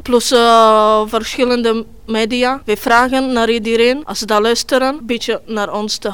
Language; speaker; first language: Dutch; non-native, learner; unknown